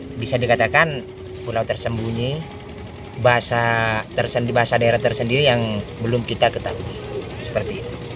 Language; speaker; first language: Indonesian; non-native, local second language; Madurese